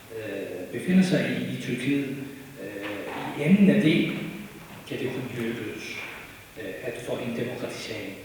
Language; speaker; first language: Danish; non-native, fluent; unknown